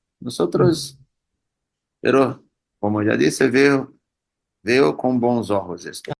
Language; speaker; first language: Spanish; non-native, learner; Portuguese